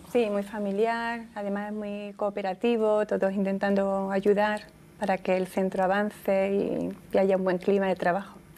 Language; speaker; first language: Spanish; native; Spanish